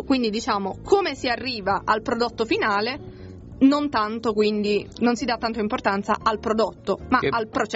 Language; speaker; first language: Italian; native; Italian